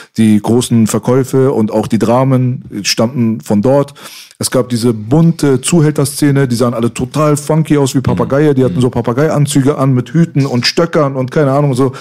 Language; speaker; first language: German; early bilingual, other home language; Persian